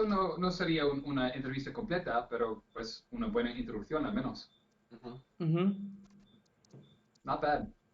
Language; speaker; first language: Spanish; non-native, fluent; English